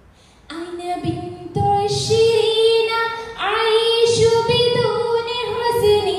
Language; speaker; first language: Arabic; non-native, learner; Malayalam